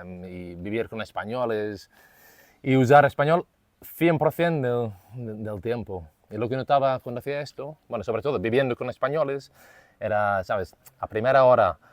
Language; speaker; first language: Spanish; non-native, fluent; English